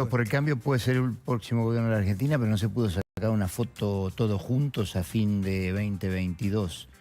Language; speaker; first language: Spanish; native; Spanish